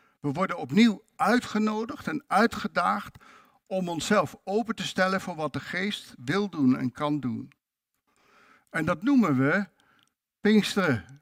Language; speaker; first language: Dutch; native; Dutch